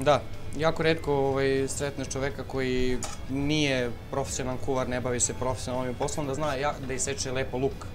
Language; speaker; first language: Serbian; native; Serbian